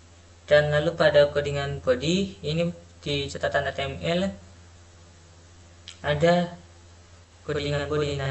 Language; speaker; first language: Indonesian; native; Indonesian